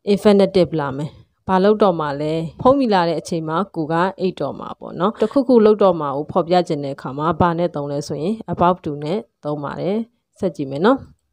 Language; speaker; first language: Burmese; native; Burmese